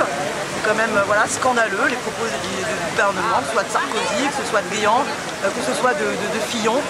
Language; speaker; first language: French; native; French